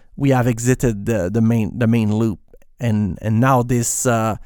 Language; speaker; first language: English; non-native, fluent; French